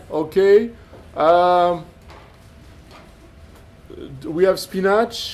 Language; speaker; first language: English; non-native, learner; French